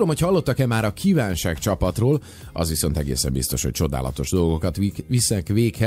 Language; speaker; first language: Hungarian; native; Hungarian